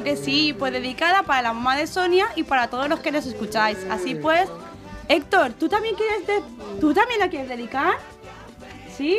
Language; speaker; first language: Spanish; native; Spanish